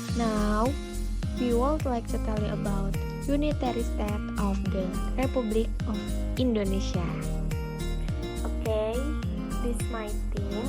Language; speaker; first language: English; non-native, learner; Indonesian